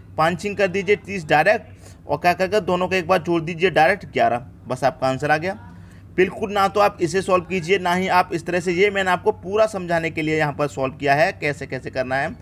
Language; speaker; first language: Hindi; native; Hindi